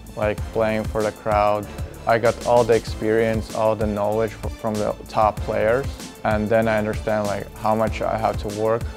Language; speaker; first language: English; non-native, fluent; Latvian